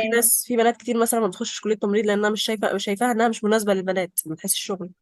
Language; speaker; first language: Arabic; native; Arabic